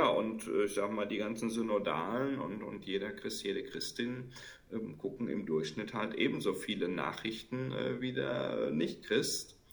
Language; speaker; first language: German; native; German